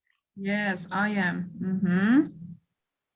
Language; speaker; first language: English; non-native, fluent; Kyrgyz